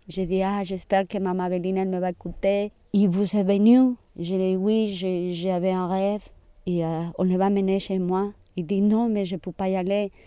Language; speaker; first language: French; non-native, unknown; Spanish